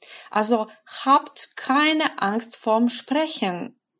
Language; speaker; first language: German; non-native, fluent; Polish